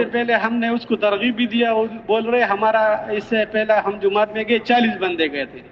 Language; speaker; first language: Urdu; non-native, local second language; Pashto